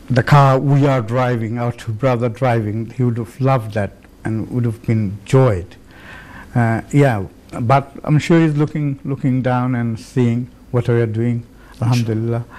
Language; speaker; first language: English; native; English